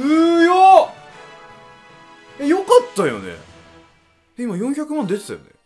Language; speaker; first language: Japanese; native; Japanese